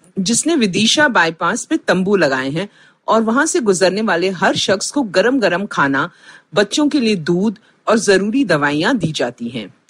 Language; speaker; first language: Hindi; non-native, local second language; Punjabi